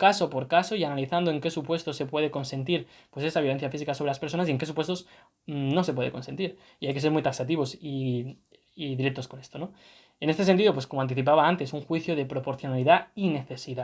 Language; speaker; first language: Spanish; native; Spanish